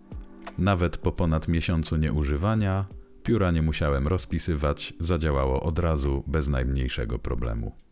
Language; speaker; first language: Polish; native; Polish